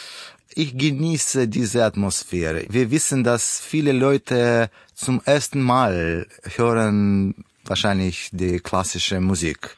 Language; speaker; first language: German; non-native, learner; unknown